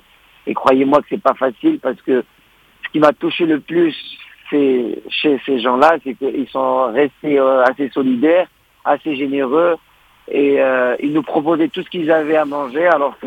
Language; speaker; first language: French; non-native, local second language; Arabic